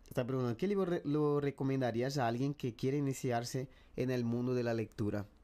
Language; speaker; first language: Spanish; non-native, fluent; Portuguese